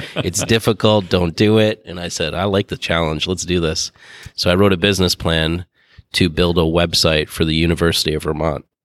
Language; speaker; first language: English; native; English